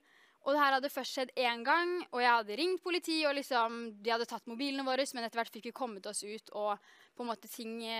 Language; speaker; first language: Norwegian; native; Norwegian